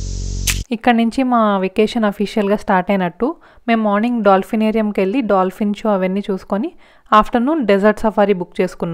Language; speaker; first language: Telugu; native; Telugu